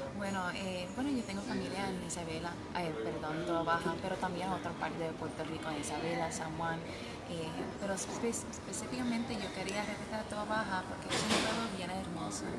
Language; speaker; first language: Spanish; early bilingual, heritage; English